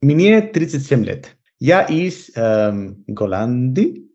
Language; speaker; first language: Russian; non-native, learner; Spanish